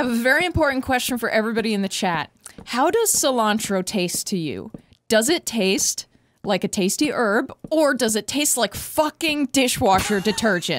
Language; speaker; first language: English; native; English